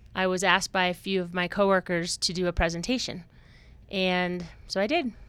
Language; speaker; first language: English; native; English